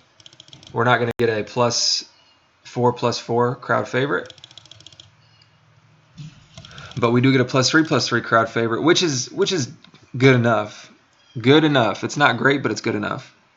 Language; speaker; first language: English; native; English